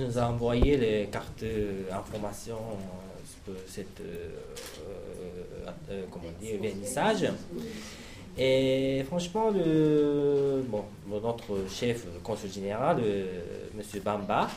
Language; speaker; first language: French; non-native, learner; Japanese